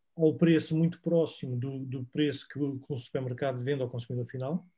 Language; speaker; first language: Portuguese; native; Portuguese